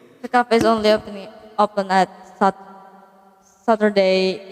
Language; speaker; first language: English; non-native, learner; Indonesian